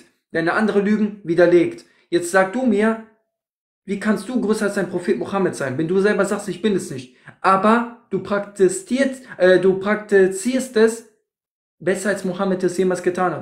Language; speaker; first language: German; native; German